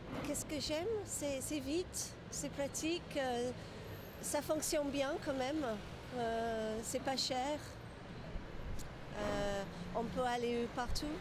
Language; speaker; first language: French; non-native, fluent; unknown